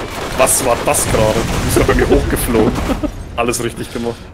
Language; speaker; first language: German; native; German